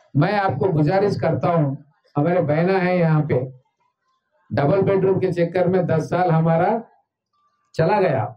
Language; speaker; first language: Hindi; non-native, local second language; Telugu